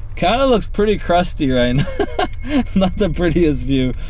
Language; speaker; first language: English; native; English